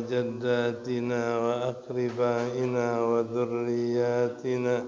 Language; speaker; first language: Arabic; non-native, fluent; Indonesian